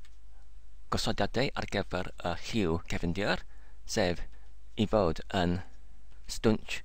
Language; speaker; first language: Welsh; non-native, learner; English